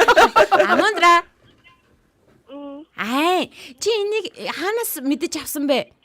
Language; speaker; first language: Mongolian; native; Mongolian